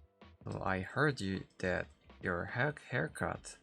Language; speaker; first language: English; non-native, learner; Korean